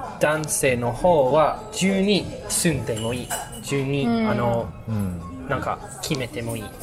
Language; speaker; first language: Japanese; non-native, learner; English